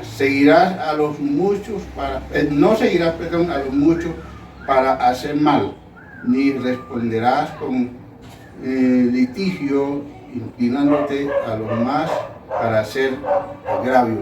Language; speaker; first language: Spanish; native; Spanish